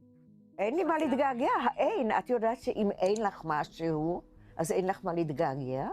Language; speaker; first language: Hebrew; non-native, fluent; Czech